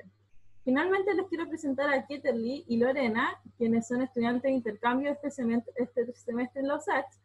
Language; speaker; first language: Spanish; native; Spanish